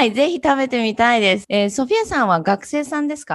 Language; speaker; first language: Japanese; native; Japanese